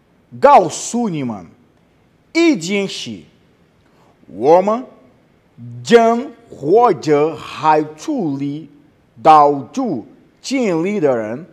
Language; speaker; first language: Chinese; non-native, learner; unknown